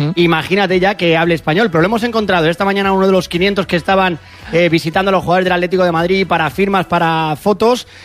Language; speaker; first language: Spanish; native; Spanish